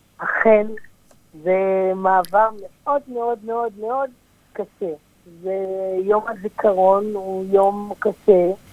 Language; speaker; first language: Hebrew; early bilingual, other home language; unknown